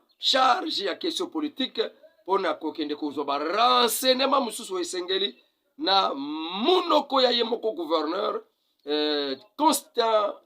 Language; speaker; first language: Lingala; non-native, local second language; Kongo